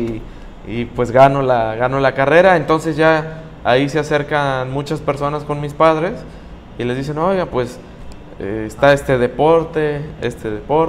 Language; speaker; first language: Spanish; native; Spanish